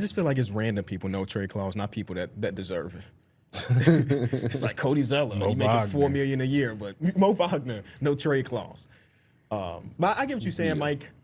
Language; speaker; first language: English; native; English